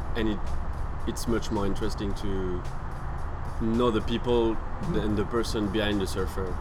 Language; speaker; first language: English; non-native, fluent; French